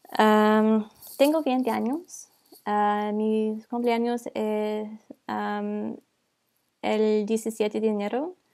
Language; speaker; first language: Spanish; non-native, learner; English